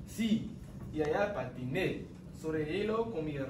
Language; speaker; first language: Spanish; non-native, learner; English